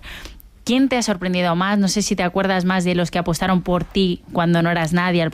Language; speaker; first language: Spanish; native; Spanish